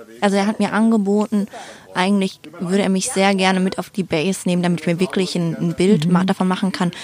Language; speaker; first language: German; native; German